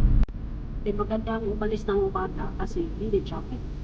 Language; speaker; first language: Filipino; non-native, local second language; Cebuano